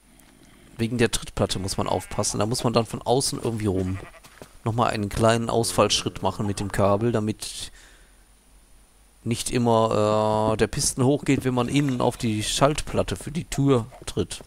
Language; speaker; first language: German; native; German